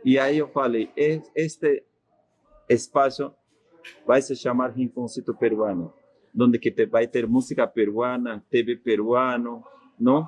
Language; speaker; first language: Portuguese; non-native, fluent; Spanish